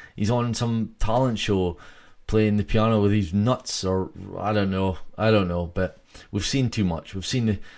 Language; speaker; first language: English; native; English